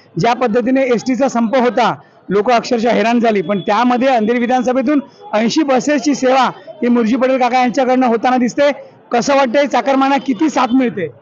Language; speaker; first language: Marathi; native; Marathi